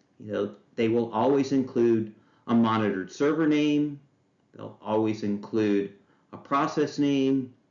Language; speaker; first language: English; native; English